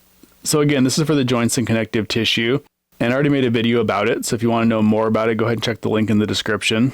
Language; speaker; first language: English; native; English